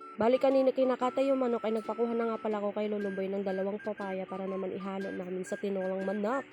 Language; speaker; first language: Filipino; non-native, local second language; Bikol